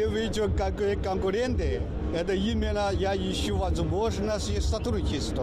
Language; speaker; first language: Russian; non-native, fluent; Chinese